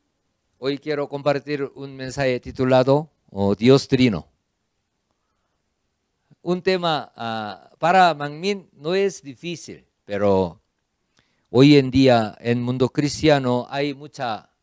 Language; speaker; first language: Spanish; non-native, fluent; Korean